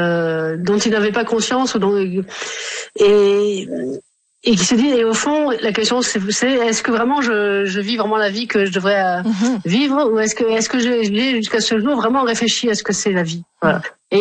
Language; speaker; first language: French; native; French